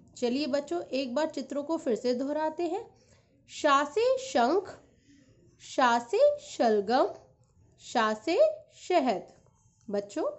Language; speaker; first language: Hindi; native; Hindi